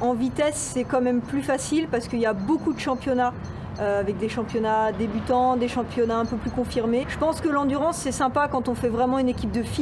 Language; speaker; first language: French; native; French